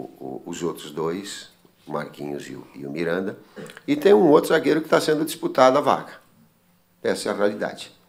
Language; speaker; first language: Portuguese; native; Portuguese